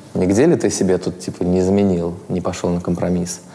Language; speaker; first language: Russian; native; Russian